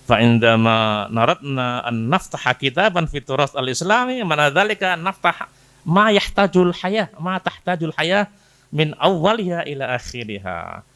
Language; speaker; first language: Arabic; non-native, fluent; Indonesian